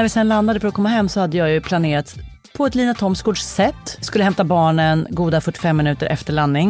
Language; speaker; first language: Swedish; native; Swedish